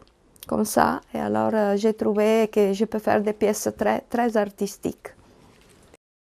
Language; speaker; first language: French; non-native, learner; Italian